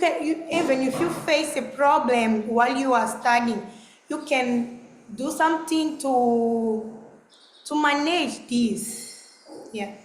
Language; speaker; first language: English; non-native, learner; Portuguese